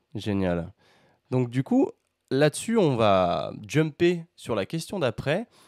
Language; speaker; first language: French; native; French